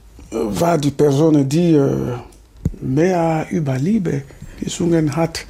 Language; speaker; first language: German; non-native, learner; Lingala